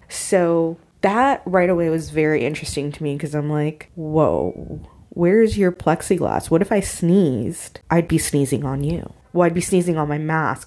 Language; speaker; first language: English; early bilingual, other home language; Spanish